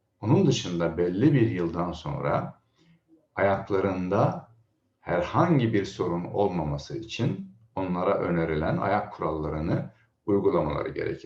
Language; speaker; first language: Turkish; native; Turkish